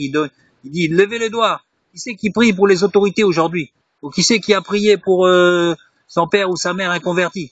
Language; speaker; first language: French; native; French